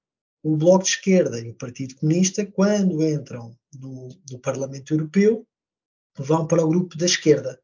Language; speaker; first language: Portuguese; native; Portuguese